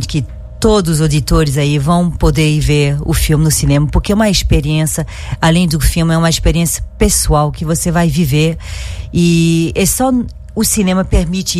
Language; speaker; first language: Portuguese; non-native, fluent; French